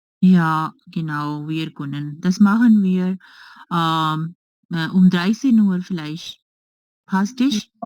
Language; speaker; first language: German; non-native, learner; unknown